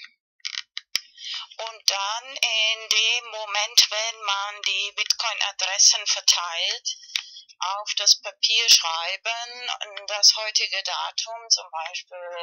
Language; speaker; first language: German; non-native, fluent; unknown